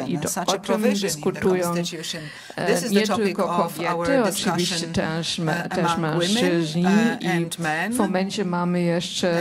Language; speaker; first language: Polish; non-native, fluent; German